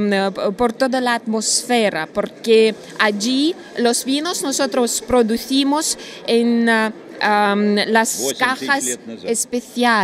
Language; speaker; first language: Spanish; non-native, learner; Russian